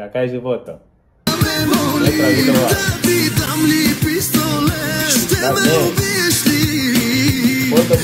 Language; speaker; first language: Bulgarian; non-native, learner; Portuguese